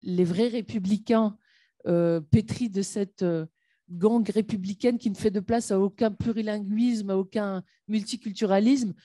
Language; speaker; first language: French; native; French